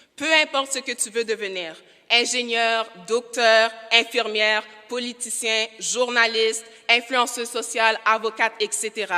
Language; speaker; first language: French; non-native, local second language; English